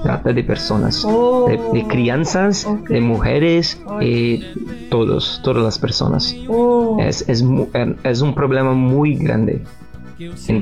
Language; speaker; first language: Spanish; non-native, learner; Portuguese